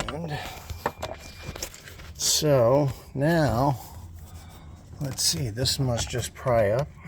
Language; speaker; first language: English; native; English